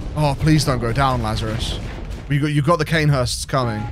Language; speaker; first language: English; native; English